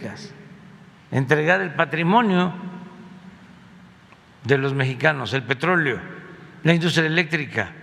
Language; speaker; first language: Spanish; native; Spanish